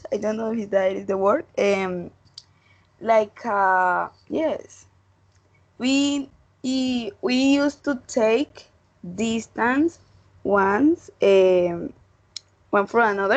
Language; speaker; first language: English; non-native, learner; Spanish